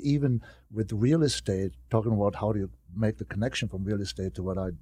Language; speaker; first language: English; non-native, fluent; German